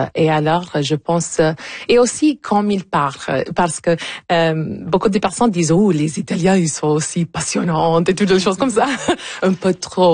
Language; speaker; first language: French; non-native, local second language; English